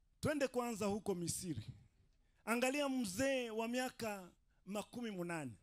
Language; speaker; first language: Swahili; non-native, local second language; Rundi